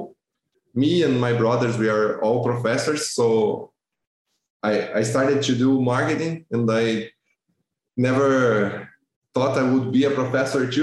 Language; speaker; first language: English; non-native, fluent; Portuguese